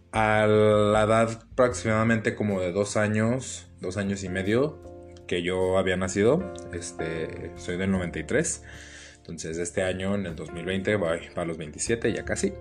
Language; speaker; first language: Spanish; early bilingual, heritage; Spanish